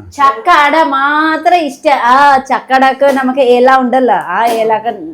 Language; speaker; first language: Malayalam; non-native, fluent; Nepali